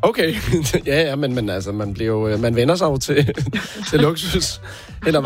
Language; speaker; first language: Danish; native; Danish